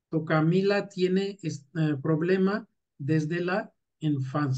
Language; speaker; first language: Spanish; non-native, fluent; Urdu